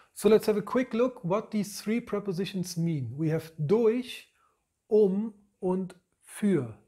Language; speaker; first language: English; non-native, fluent; German